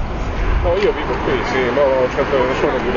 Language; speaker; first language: Italian; native; Italian